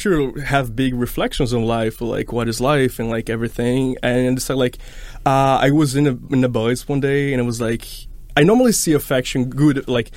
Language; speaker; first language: English; non-native, fluent; Portuguese